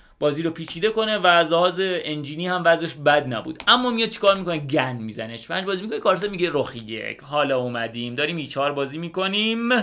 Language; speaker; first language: Persian; native; Persian